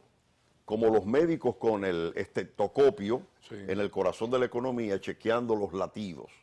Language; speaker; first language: Spanish; native; Spanish